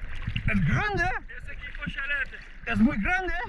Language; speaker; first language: Spanish; non-native, learner; French